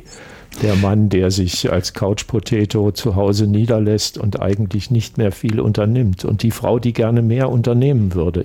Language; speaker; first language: German; native; German